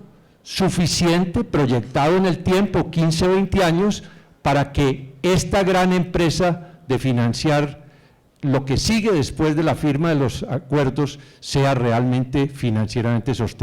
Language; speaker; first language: Spanish; native; Spanish